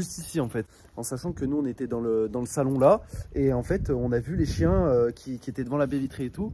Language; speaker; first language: French; native; French